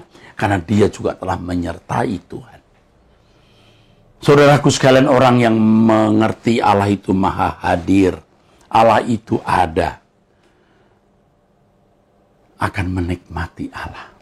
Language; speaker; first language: Indonesian; native; Indonesian